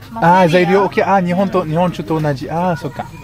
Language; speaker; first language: Japanese; non-native, learner; French